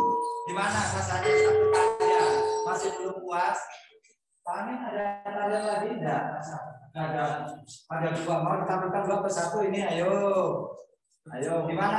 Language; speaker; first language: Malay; non-native, local second language; Javanese